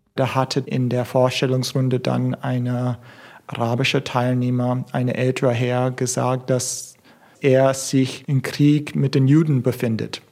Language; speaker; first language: German; non-native, fluent; English